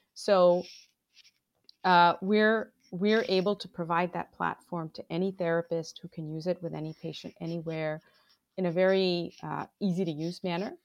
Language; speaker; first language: English; non-native, local second language; Bangla